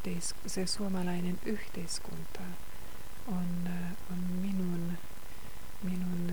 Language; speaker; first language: Finnish; non-native, fluent; Hungarian